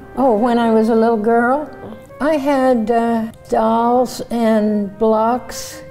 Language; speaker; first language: English; native; English